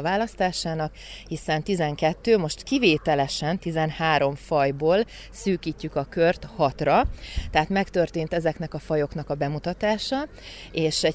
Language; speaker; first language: Hungarian; native; Hungarian